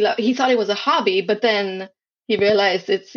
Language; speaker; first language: English; non-native, fluent; Hebrew